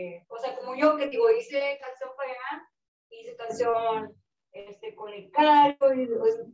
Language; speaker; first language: Spanish; early bilingual, other home language; English